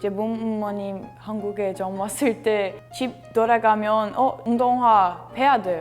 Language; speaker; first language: Korean; non-native, learner; Portuguese